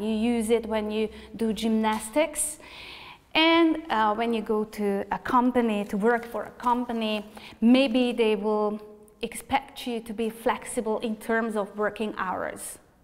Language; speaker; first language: English; non-native, fluent; Hungarian